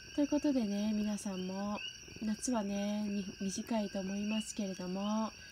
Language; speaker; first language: Japanese; native; Japanese